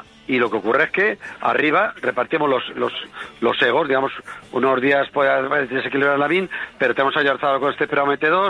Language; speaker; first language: Spanish; native; Spanish